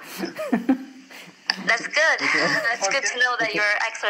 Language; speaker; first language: English; non-native, fluent; Chinese